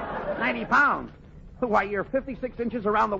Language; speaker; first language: English; native; English